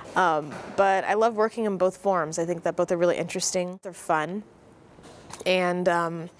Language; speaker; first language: English; native; English